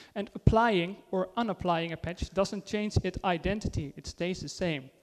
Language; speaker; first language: English; non-native, fluent; Dutch